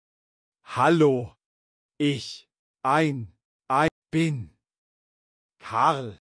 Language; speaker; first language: German; non-native, learner; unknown